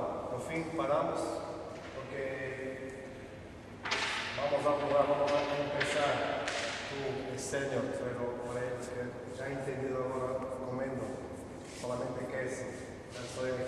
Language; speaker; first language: Spanish; non-native, learner; Portuguese